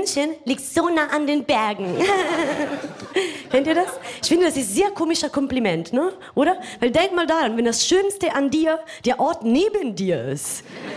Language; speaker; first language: German; non-native, fluent; Italian